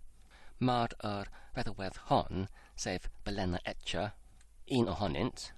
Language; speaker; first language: Welsh; non-native, learner; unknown